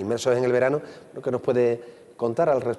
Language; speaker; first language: Spanish; native; Spanish